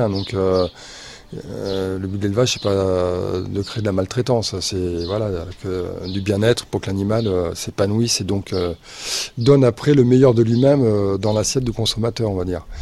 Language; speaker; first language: French; native; French